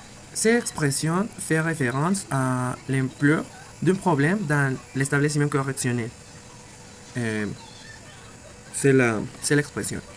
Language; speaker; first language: French; non-native, learner; Spanish